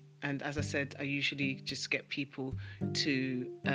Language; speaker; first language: English; non-native, local second language; Akan